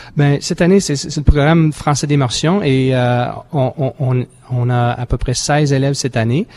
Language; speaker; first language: French; native; French